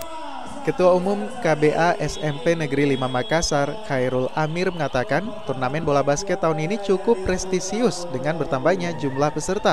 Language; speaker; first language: Indonesian; native; Indonesian